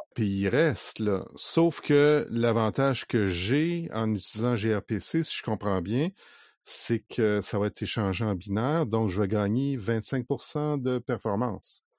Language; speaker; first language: French; native; French